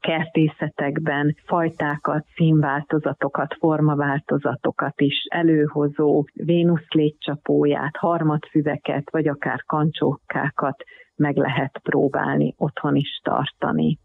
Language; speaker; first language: Hungarian; native; Hungarian